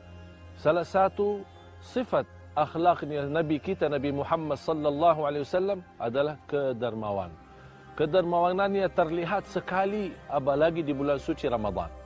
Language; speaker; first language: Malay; non-native, fluent; Arabic